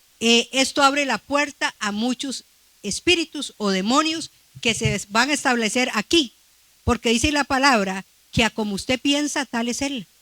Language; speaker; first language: Spanish; native; Spanish